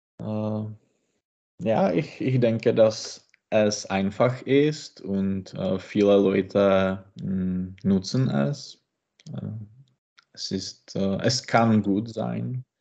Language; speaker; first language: German; non-native, learner; Czech